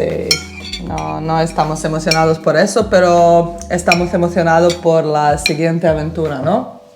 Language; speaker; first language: Spanish; non-native, learner; Bosnian